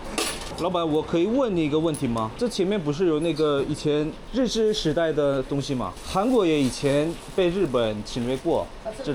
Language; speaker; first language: Chinese; non-native, fluent; Korean